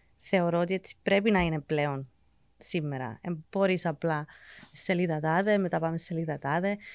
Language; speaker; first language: Greek; early bilingual, heritage; English